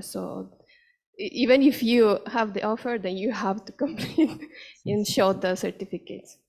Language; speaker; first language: English; non-native, fluent; Spanish